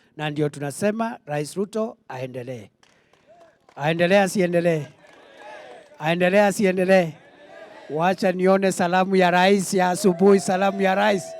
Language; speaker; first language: Swahili; non-native, local second language; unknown